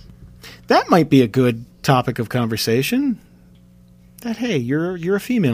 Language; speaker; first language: English; native; English